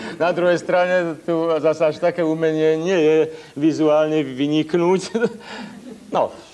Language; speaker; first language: Slovak; native; Slovak